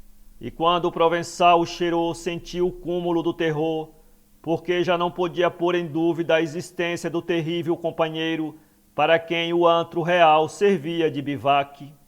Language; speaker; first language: Portuguese; native; Portuguese